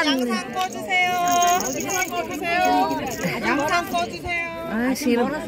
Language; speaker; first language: Korean; non-native, learner; Filipino